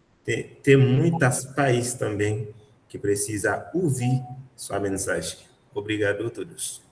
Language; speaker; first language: Portuguese; non-native, learner; Haitian Creole